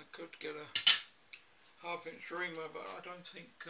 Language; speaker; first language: English; native; English